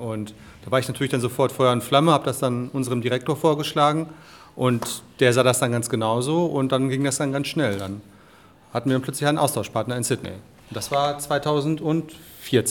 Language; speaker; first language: German; native; German